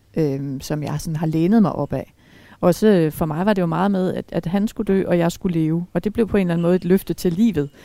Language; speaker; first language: Danish; native; Danish